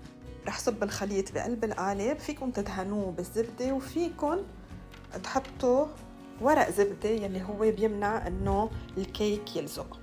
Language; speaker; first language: Arabic; native; Arabic